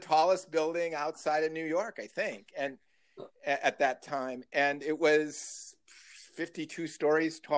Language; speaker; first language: English; native; English